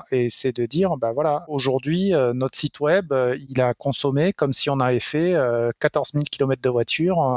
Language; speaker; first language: French; native; French